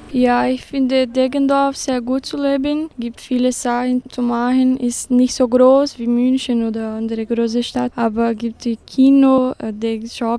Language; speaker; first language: German; non-native, learner; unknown